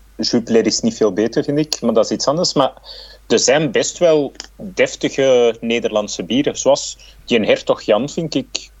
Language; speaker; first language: Dutch; native; Dutch